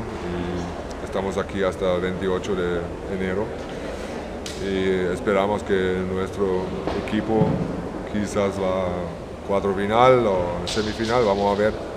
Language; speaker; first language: Spanish; non-native, learner; German